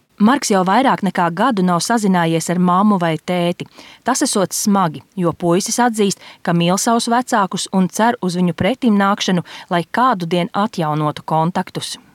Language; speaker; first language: Latvian; native; Latvian